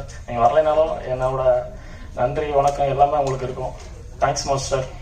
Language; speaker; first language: Tamil; native; Tamil